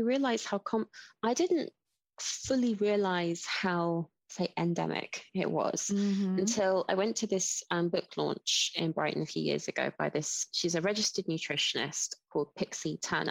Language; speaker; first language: English; native; English